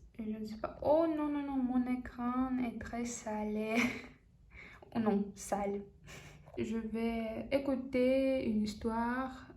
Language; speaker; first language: French; non-native, fluent; Russian